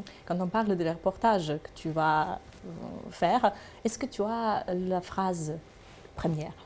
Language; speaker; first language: French; non-native, fluent; Serbian